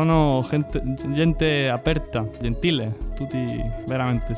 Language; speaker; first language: Italian; non-native, learner; Spanish